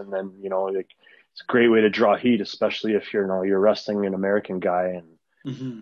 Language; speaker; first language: English; non-native, fluent; Arabic